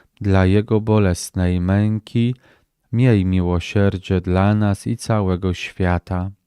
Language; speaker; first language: Polish; native; Polish